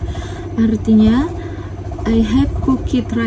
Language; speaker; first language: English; non-native, learner; Indonesian